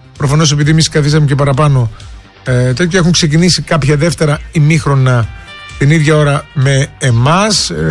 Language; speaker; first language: Greek; native; Greek